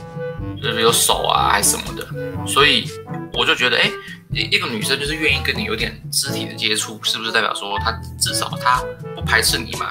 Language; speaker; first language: Chinese; native; Chinese